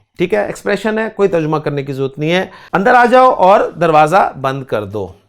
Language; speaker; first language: Urdu; native; Urdu